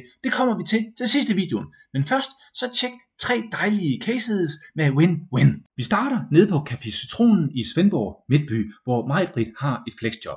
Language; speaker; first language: Danish; native; Danish